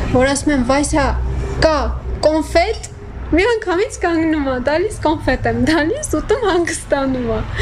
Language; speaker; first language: Armenian; native; Armenian